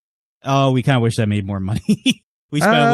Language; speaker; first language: English; native; English